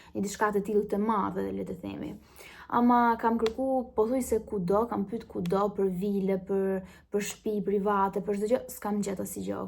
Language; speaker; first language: Albanian; early bilingual, heritage; Albanian